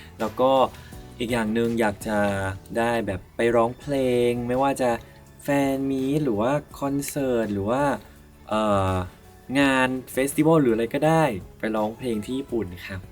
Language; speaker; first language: Thai; native; Thai